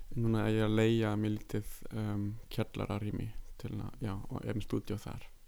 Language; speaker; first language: Icelandic; non-native, fluent; German